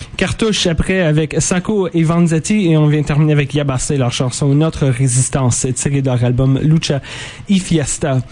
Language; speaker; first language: French; native; French